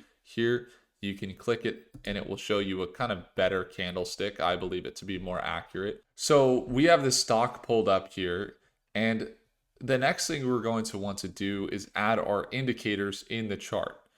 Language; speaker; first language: English; native; English